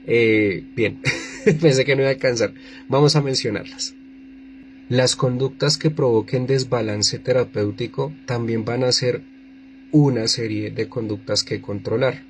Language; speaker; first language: Spanish; native; Spanish